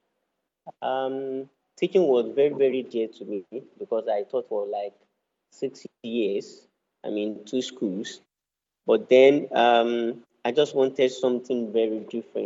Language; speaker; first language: English; non-native, local second language; Yoruba